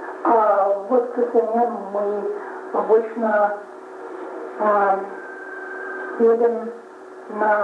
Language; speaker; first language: Russian; non-native, learner; English